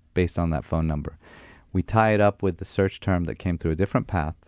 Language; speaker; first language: English; non-native, fluent; Armenian